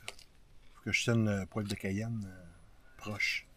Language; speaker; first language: French; native; French